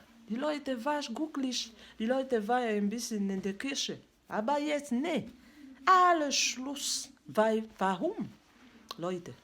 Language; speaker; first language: German; non-native, learner; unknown